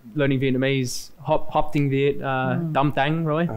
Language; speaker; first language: Vietnamese; non-native, learner; English